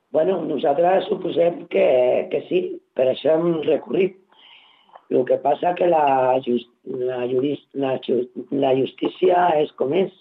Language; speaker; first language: Catalan; non-native, local second language; Spanish